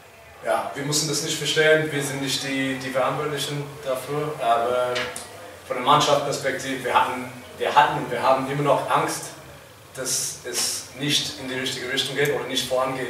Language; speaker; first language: German; non-native, fluent; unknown